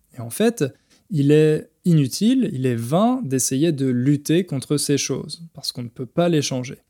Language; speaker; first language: French; native; French